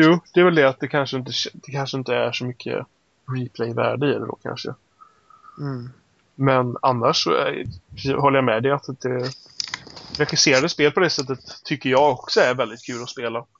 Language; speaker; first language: Swedish; native; Swedish